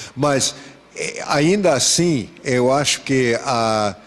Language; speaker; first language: Portuguese; non-native, fluent; English